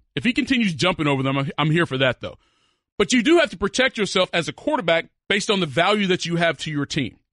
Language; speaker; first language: English; native; English